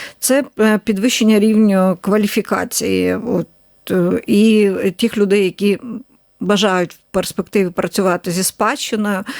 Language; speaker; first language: Ukrainian; native; Ukrainian